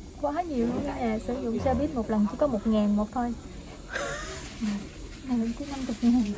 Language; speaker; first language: Vietnamese; native; Vietnamese